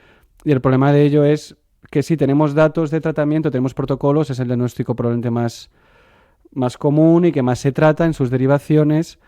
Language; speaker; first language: Spanish; non-native, local second language; Catalan